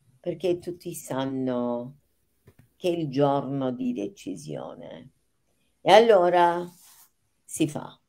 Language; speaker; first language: Italian; non-native, fluent; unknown